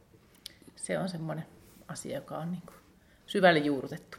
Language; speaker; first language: Finnish; native; Finnish